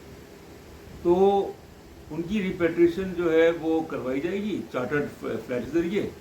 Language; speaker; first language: Urdu; native; Urdu